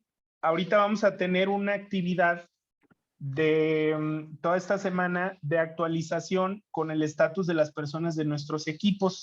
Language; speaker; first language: Spanish; native; Spanish